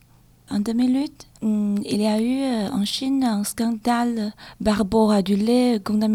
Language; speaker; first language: French; non-native, learner; Chinese